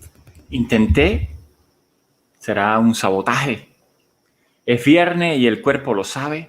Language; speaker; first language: Spanish; native; Spanish